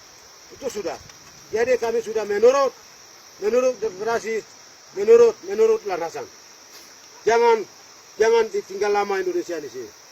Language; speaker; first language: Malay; non-native, local second language; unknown